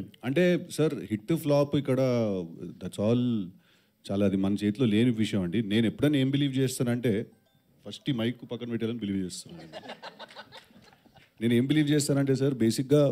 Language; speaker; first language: Telugu; native; Telugu